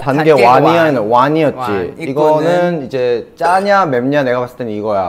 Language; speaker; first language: Korean; native; Korean